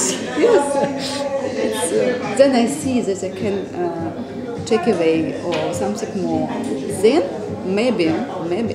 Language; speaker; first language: English; non-native, learner; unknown